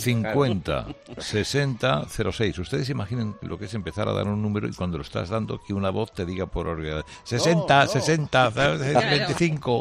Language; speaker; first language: Spanish; native; Spanish